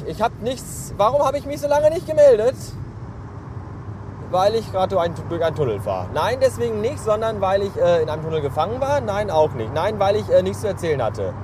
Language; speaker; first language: German; native; German